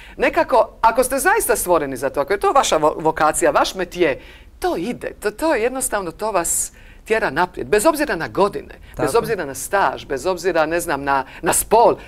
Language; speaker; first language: Croatian; native; Croatian